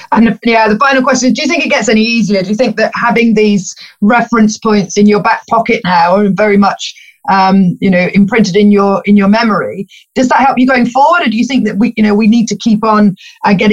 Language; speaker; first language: English; native; English